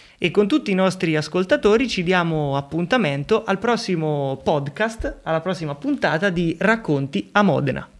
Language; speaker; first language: Italian; native; Italian